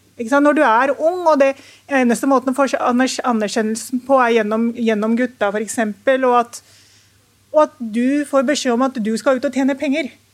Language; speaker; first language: Norwegian; early bilingual, other home language; Urdu